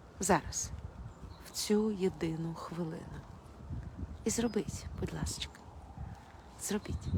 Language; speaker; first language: Ukrainian; non-native, local second language; Russian